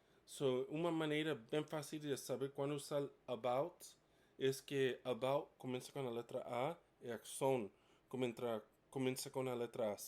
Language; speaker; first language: Portuguese; non-native, fluent; English